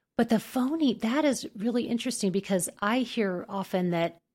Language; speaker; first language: English; native; English